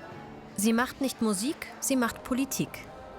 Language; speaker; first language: German; native; German